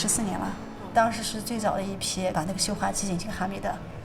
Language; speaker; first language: Chinese; native; Chinese